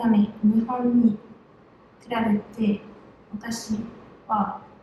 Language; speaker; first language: Japanese; non-native, learner; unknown